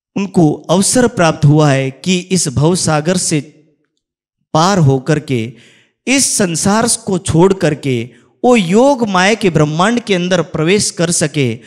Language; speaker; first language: Hindi; native; Hindi